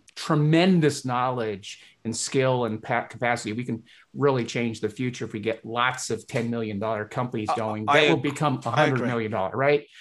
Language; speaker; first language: English; native; English